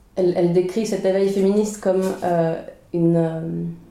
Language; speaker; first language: French; early bilingual, other home language; Swedish